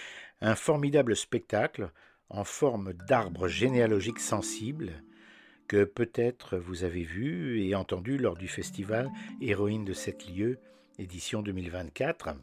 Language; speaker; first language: French; native; French